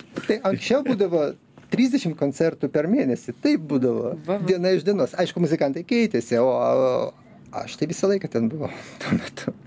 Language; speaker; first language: Lithuanian; non-native, local second language; Russian